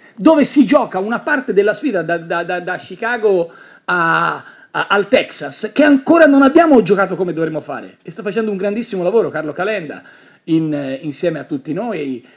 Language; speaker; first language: Italian; native; Italian